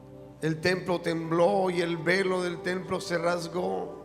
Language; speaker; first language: Spanish; native; Spanish